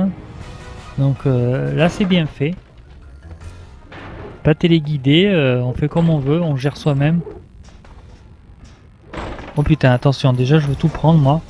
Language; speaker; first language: French; native; French